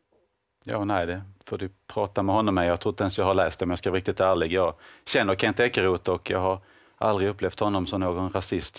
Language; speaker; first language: Swedish; native; Swedish